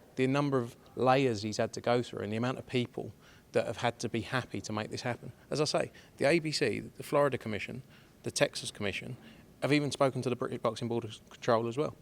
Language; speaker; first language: English; native; English